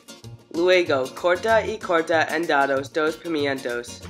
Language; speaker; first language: Spanish; non-native, learner; English